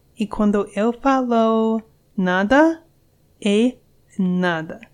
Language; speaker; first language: Portuguese; non-native, learner; English